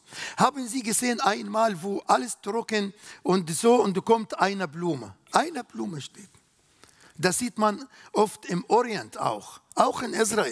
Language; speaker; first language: German; non-native, learner; Arabic